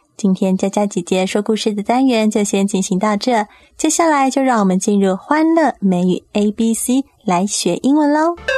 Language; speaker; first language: Chinese; native; Chinese